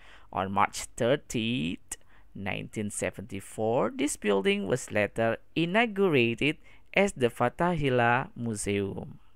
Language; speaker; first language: English; non-native, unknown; Indonesian